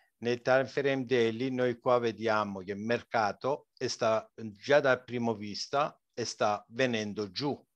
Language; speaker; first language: Italian; non-native, fluent; Persian